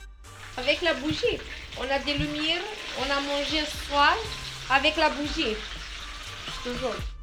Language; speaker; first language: French; early bilingual, other home language; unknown